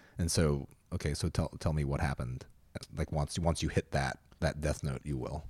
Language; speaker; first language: English; early bilingual, other home language; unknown